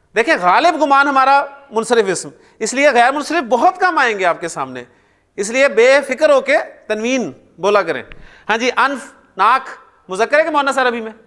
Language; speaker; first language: Urdu; native; Urdu